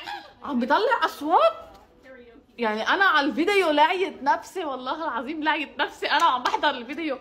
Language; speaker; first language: Arabic; native; Arabic